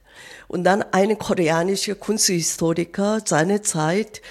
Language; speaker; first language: German; non-native, fluent; Korean